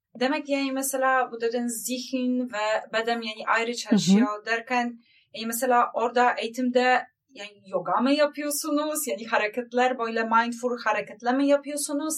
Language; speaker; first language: Turkish; non-native, learner; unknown